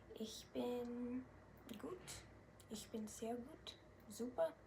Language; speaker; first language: German; non-native, learner; English